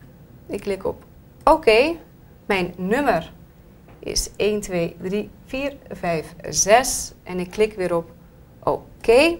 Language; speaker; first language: Dutch; native; Dutch